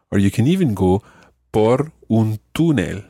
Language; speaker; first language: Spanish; non-native, fluent; English